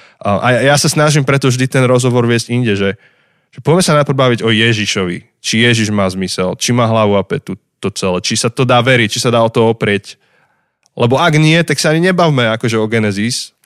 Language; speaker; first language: Slovak; native; Slovak